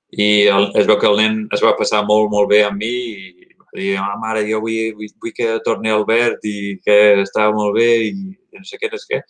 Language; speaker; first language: Catalan; early bilingual, heritage; Catalan